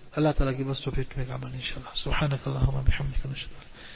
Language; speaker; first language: English; native; English